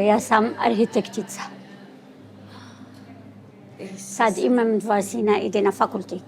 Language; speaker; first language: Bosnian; non-native, learner; Arabic